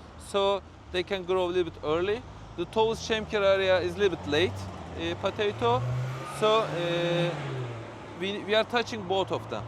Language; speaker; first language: English; non-native, fluent; Turkish